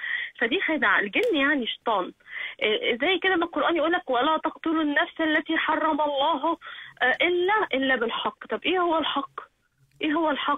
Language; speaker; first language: Arabic; native; Arabic